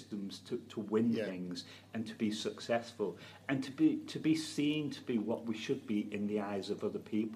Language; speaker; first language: English; native; English